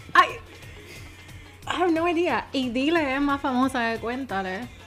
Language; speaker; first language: Spanish; native; Spanish